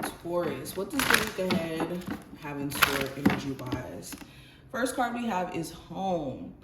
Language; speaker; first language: English; native; English